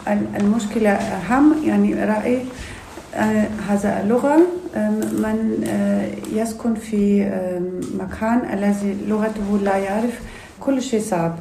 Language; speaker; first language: Arabic; non-native, learner; Russian